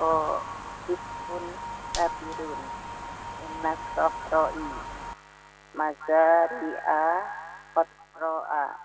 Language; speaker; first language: Arabic; non-native, learner; Indonesian